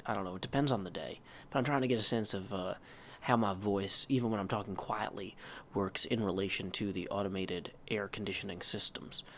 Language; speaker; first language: English; native; English